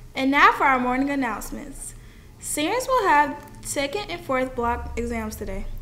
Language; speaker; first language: English; native; English